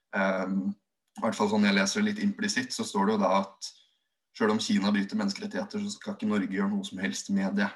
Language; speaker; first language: Norwegian; native; Norwegian